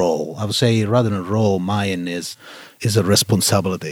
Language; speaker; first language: English; non-native, fluent; Italian